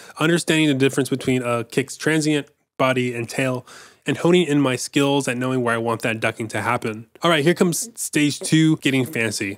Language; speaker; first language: English; native; English